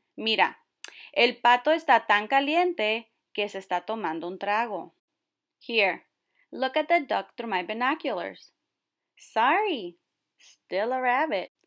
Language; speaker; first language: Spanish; early bilingual, heritage; Spanish